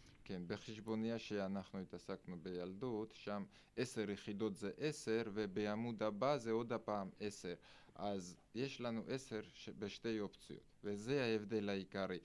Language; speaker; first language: Hebrew; non-native, fluent; Russian